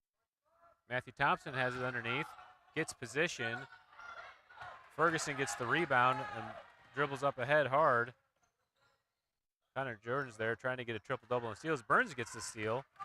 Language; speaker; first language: English; native; English